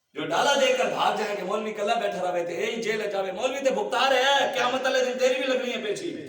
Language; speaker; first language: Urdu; non-native, local second language; Punjabi